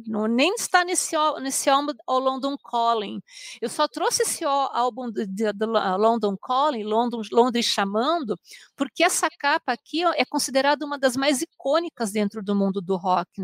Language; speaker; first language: Portuguese; native; Portuguese